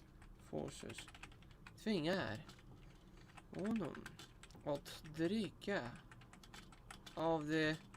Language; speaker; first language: Swedish; non-native, learner; Russian